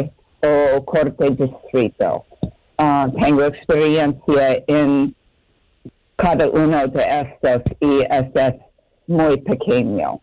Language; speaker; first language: Spanish; non-native, learner; English